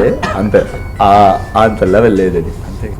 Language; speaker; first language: Telugu; non-native, learner; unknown